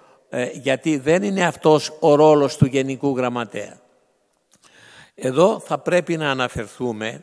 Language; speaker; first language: Greek; native; Greek